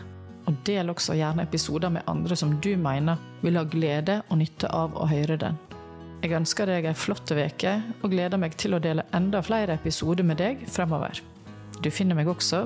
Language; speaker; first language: Norwegian; native; Norwegian